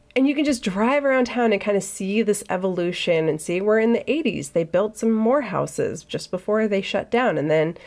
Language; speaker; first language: English; native; English